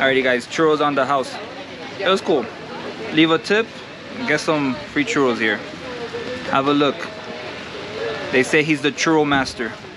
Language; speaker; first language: English; early bilingual, other home language; Spanish